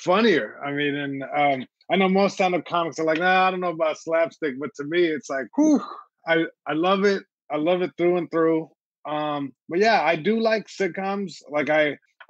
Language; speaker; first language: English; early bilingual, other home language; Spanish